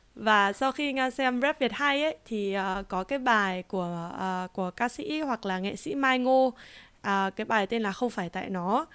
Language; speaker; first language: Vietnamese; early bilingual, heritage; Vietnamese